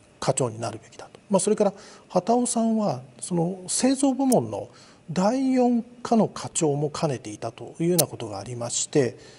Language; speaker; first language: Japanese; native; Japanese